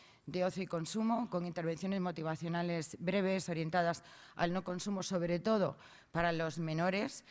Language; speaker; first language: Spanish; native; Spanish